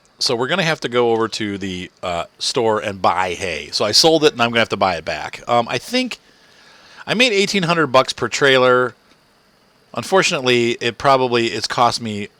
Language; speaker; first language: English; native; English